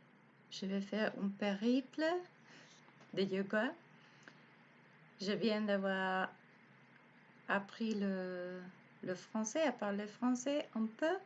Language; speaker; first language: French; non-native, learner; Spanish